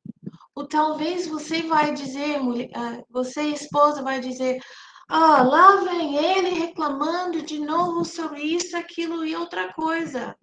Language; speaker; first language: Portuguese; non-native, fluent; English